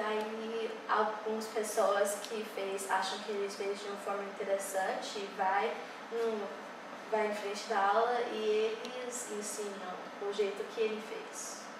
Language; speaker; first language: Portuguese; early bilingual, heritage; English